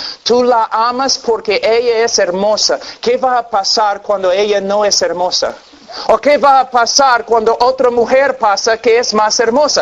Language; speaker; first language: Spanish; non-native, fluent; English